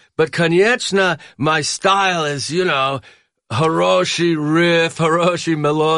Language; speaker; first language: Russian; non-native, learner; English